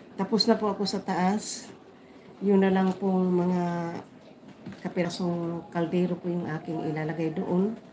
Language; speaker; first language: Filipino; non-native, local second language; Waray